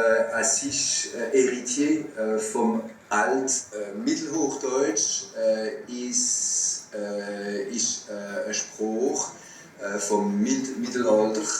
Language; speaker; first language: German; non-native, fluent; French